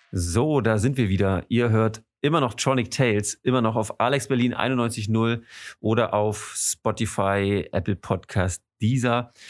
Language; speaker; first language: German; native; German